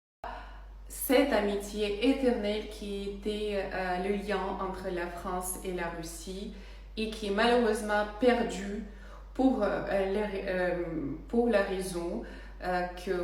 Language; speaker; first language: French; non-native, fluent; Russian